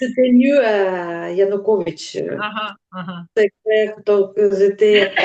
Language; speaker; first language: French; non-native, learner; Ukrainian